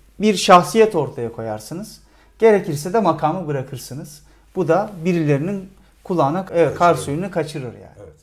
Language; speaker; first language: Turkish; native; Turkish